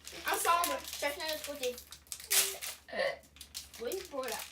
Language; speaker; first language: French; native; French